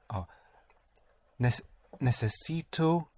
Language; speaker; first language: Spanish; non-native, learner; English